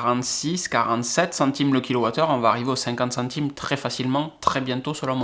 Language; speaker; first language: French; native; French